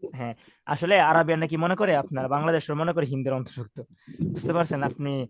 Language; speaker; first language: Bangla; native; Bangla